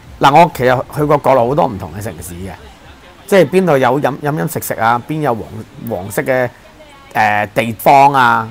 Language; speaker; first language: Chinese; non-native, local second language; Cantonese